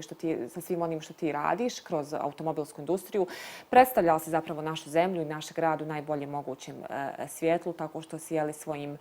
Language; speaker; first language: Bosnian; native; Bosnian